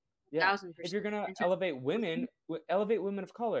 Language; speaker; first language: English; early bilingual, other home language; Portuguese